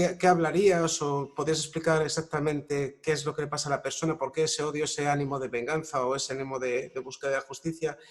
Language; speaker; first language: Spanish; native; Spanish